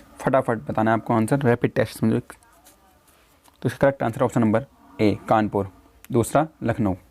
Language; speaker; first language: Hindi; native; Hindi